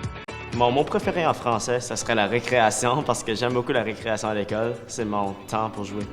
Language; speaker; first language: French; native; French